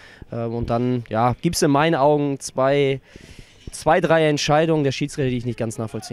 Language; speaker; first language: German; native; German